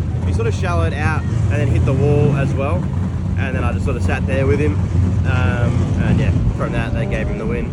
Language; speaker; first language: English; native; English